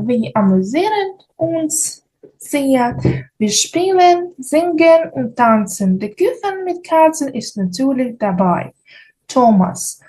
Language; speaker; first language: German; non-native, fluent; Ukrainian